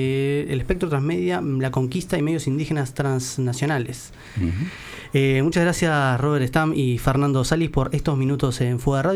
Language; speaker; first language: Spanish; native; Spanish